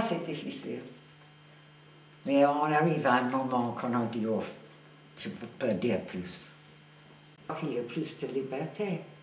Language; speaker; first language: French; non-native, fluent; English